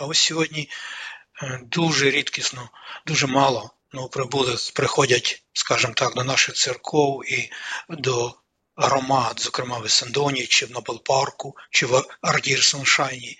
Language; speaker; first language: Ukrainian; native; Ukrainian